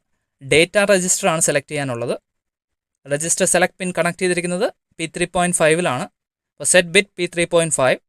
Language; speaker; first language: Malayalam; native; Malayalam